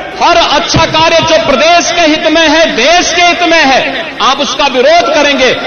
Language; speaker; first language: Hindi; native; Hindi